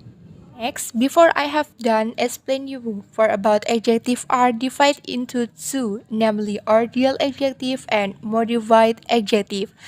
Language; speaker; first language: English; non-native, learner; Indonesian